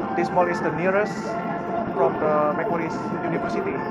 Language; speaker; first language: English; non-native, fluent; Indonesian